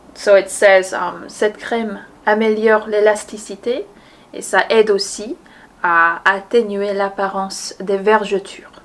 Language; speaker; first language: French; non-native, fluent; Korean